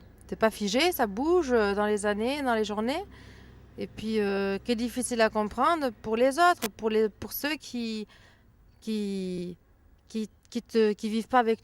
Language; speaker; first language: French; native; French